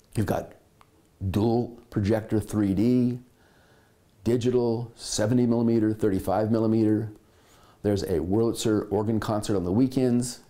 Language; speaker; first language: English; native; English